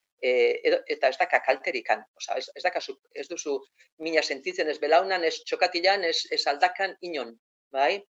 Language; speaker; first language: Basque; non-native, local second language; Spanish